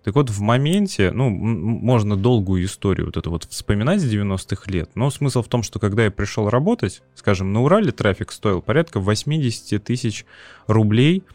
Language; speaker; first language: Russian; native; Russian